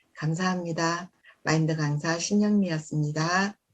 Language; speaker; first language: Korean; native; Korean